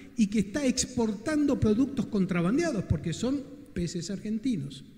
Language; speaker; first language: Spanish; native; Spanish